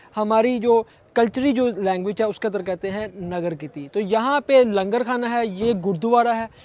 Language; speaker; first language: Urdu; non-native, local second language; Punjabi